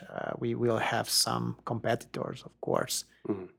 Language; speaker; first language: English; non-native, fluent; Hungarian